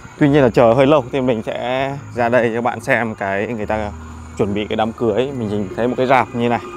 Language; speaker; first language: Vietnamese; non-native, local second language; Hmong